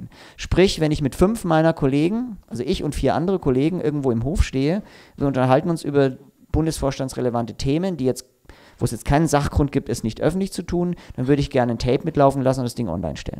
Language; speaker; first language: German; native; German